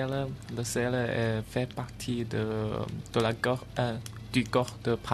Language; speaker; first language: French; non-native, learner; Chinese